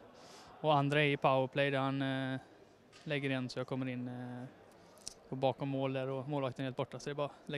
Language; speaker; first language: Swedish; native; Swedish